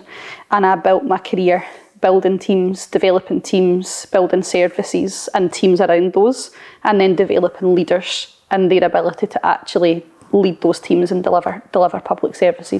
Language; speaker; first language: English; native; English